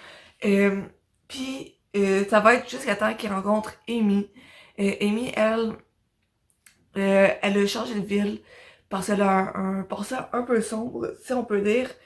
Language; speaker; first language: French; native; French